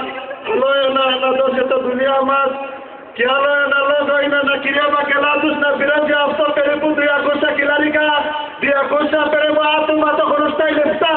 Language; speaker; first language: Greek; non-native, learner; Bangla